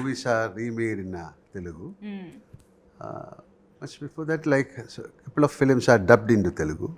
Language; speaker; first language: English; non-native, local second language; Malayalam